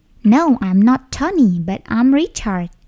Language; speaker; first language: English; non-native, learner; Indonesian